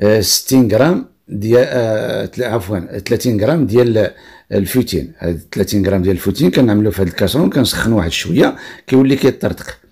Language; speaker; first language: Arabic; native; Arabic